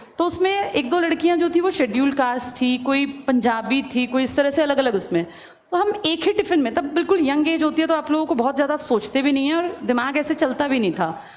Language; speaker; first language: Hindi; native; Hindi